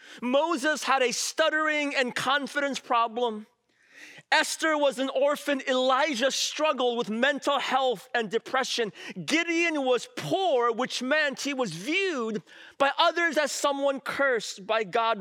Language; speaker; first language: English; native; English